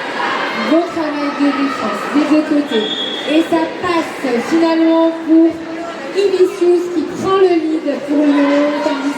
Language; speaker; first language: French; native; French